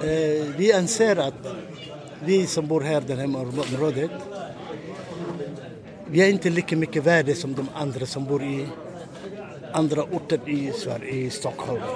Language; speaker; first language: Swedish; non-native, learner; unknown